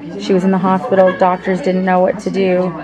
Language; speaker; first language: English; early bilingual, heritage; English